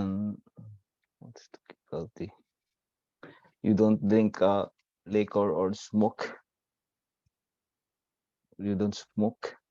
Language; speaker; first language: English; non-native, learner; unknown